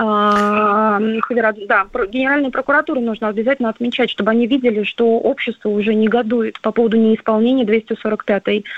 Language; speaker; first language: Russian; native; Russian